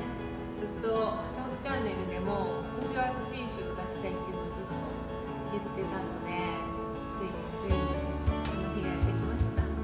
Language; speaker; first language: Japanese; native; Japanese